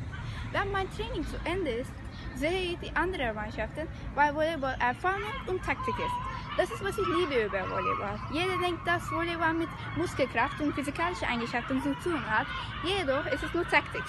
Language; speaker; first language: German; non-native, learner; Turkish